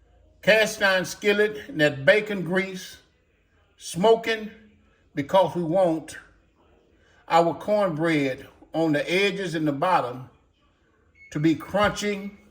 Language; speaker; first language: English; native; English